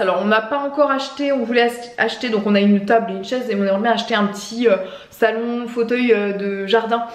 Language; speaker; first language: French; native; French